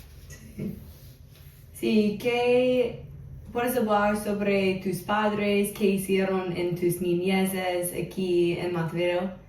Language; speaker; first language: Spanish; non-native, fluent; English